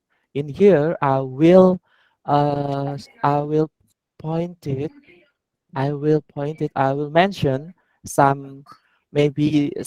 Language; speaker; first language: English; non-native, learner; Indonesian